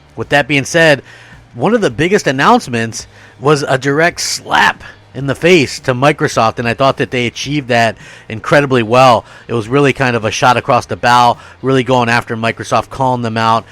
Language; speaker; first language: English; native; English